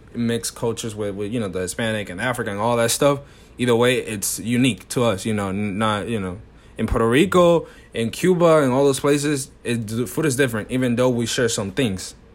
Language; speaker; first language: English; non-native, fluent; Spanish